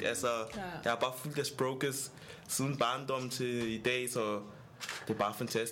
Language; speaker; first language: Danish; non-native, fluent; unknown